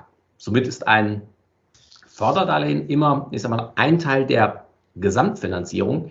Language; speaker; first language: German; native; German